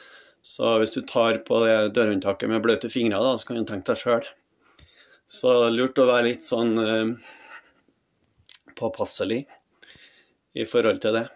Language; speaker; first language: Norwegian; native; Norwegian